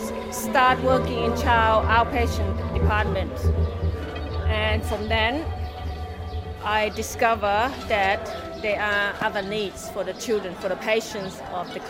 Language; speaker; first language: English; non-native, fluent; Thai